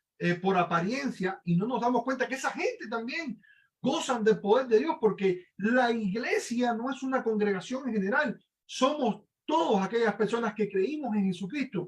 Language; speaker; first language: Spanish; native; Spanish